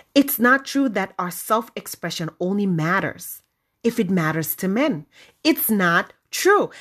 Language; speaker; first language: English; non-native, local second language; Wolof